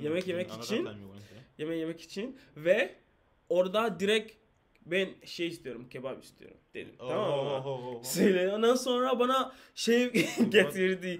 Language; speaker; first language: Turkish; non-native, fluent; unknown